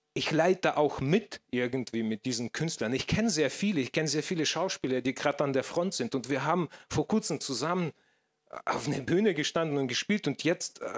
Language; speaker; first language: German; non-native, fluent; Russian